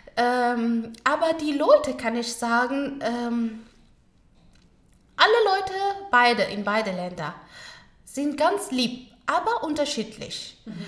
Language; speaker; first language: German; non-native, learner; Pashto